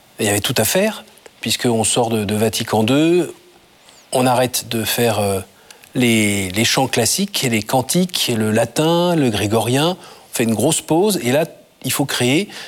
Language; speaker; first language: French; native; French